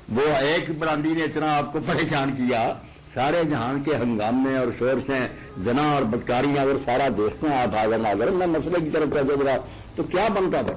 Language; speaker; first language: Urdu; non-native, local second language; Punjabi